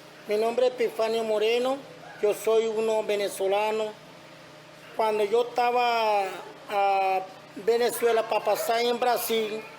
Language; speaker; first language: Spanish; non-native, local second language; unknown